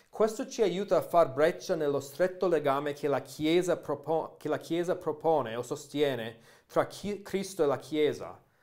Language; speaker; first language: Italian; non-native, fluent; English